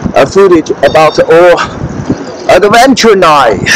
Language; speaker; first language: English; non-native, fluent; Chinese